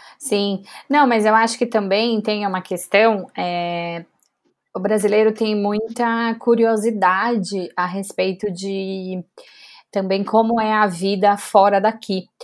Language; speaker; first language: Portuguese; native; Portuguese